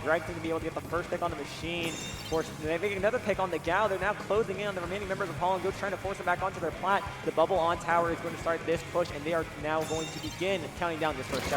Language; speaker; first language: English; native; English